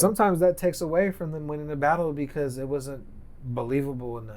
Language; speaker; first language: English; native; English